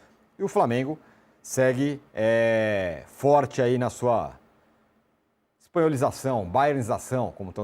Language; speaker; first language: Portuguese; native; Portuguese